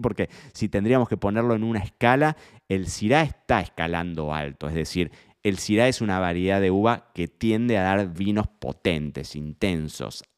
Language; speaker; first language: Spanish; native; Spanish